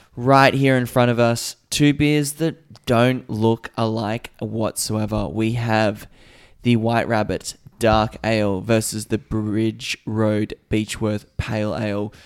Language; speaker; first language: English; native; English